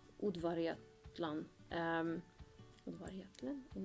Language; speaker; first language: Hungarian; non-native, learner; Swedish